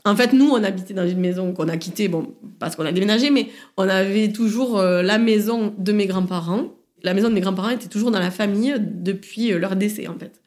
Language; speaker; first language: French; native; French